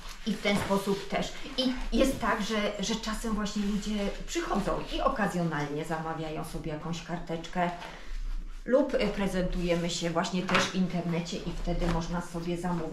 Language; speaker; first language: Polish; native; Polish